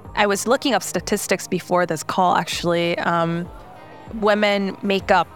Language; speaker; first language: English; non-native, fluent; Korean